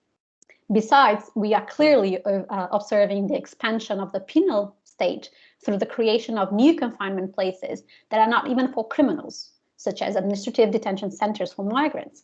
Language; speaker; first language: English; non-native, fluent; Portuguese